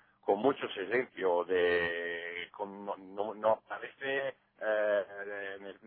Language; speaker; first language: Spanish; non-native, learner; Italian